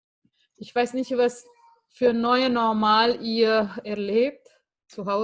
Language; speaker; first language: German; non-native, fluent; Indonesian